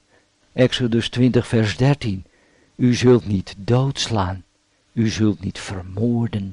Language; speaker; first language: Dutch; native; Dutch